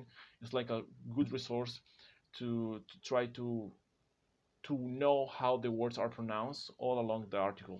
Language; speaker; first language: English; non-native, fluent; Spanish